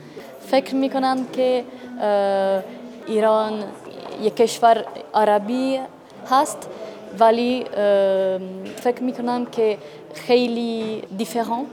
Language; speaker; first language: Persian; non-native, learner; Italian